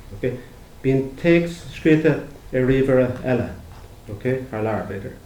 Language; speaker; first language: Irish; non-native, local second language; English